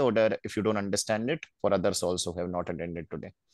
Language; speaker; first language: English; non-native, local second language; Hindi